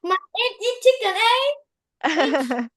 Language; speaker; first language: English; non-native, learner; Vietnamese